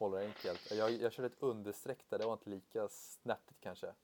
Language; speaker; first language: Swedish; native; Swedish